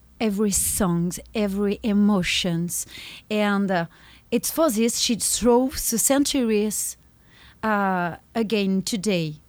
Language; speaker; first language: English; non-native, learner; French